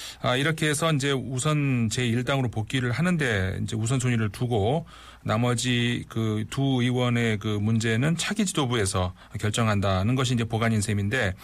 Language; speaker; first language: Korean; native; Korean